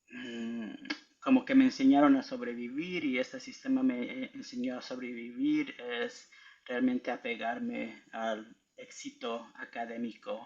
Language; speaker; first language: Spanish; early bilingual, heritage; Spanish